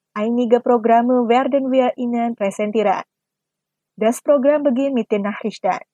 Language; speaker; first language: German; non-native, fluent; Indonesian